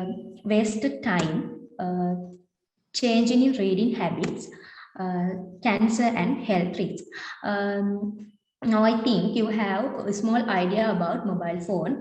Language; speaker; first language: English; non-native, learner; Sinhala